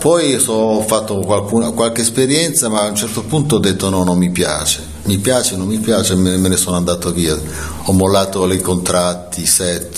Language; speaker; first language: Italian; native; Italian